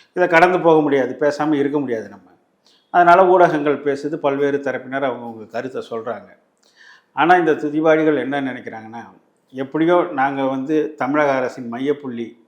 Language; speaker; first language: Tamil; native; Tamil